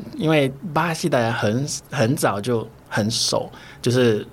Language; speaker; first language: Chinese; non-native, fluent; Portuguese